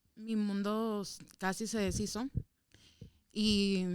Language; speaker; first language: Spanish; early bilingual, heritage; Spanish